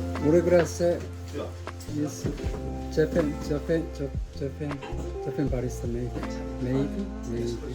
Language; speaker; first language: English; non-native, learner; Korean